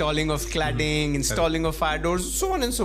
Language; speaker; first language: English; non-native, local second language; Punjabi